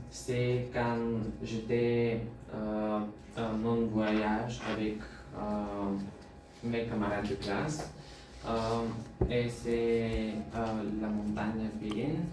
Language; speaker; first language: French; non-native, learner; Bulgarian